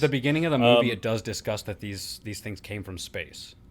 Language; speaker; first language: English; native; English